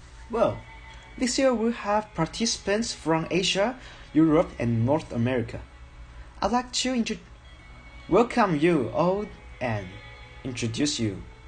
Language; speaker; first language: English; non-native, fluent; Chinese